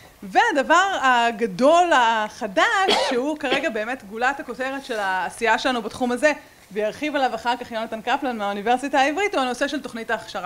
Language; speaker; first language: Hebrew; native; Hebrew